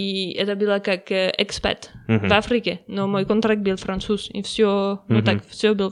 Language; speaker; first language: Russian; non-native, learner; French